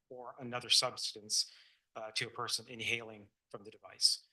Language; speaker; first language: English; non-native, fluent; Chinese